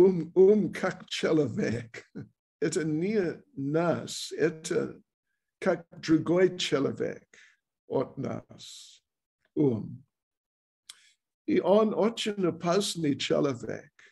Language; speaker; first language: Russian; non-native, learner; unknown